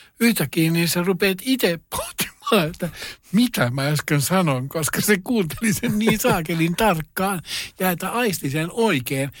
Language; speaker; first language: Finnish; non-native, local second language; Swedish